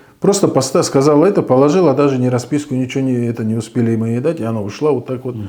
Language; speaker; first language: Russian; non-native, local second language; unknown